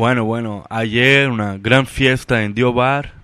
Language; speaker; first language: Spanish; non-native, fluent; Portuguese